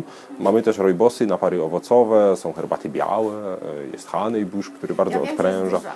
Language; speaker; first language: Polish; native; Polish